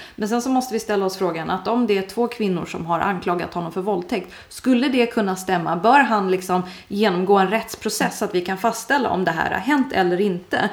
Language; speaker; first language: Swedish; early bilingual, other home language; Persian